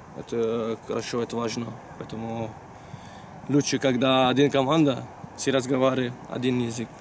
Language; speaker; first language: Russian; non-native, learner; Italian